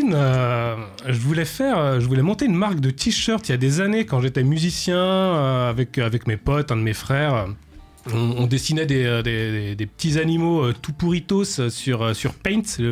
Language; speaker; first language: French; native; French